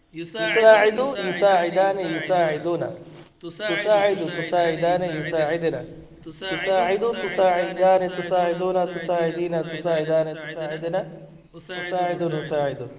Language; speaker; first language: Arabic; non-native, fluent; Bangla